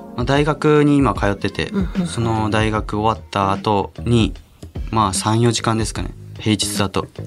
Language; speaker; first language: Japanese; native; Japanese